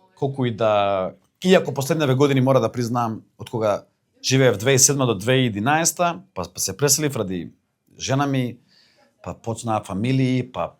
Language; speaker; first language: Macedonian; native; Macedonian